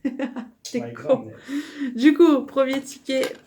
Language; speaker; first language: French; native; French